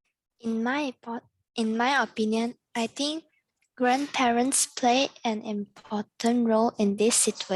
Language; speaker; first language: English; non-native, learner; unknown